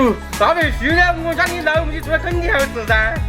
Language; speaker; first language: Chinese; native; Chinese